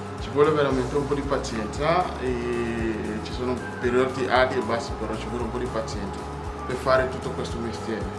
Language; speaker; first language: Italian; non-native, fluent; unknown